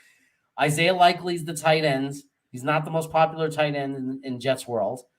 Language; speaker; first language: English; native; English